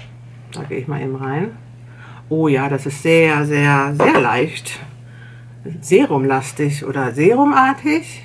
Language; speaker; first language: German; native; German